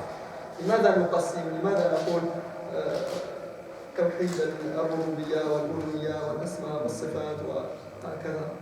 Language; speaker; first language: Arabic; non-native, fluent; French